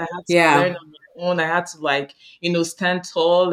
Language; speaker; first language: English; non-native, local second language; Yoruba